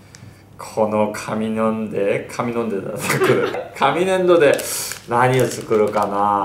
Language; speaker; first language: Japanese; non-native, fluent; Korean